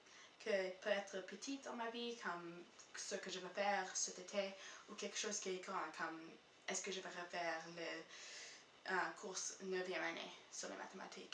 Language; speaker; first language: French; non-native, local second language; English